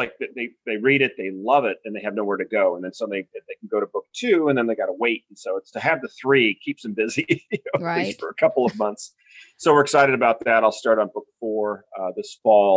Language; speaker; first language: English; native; English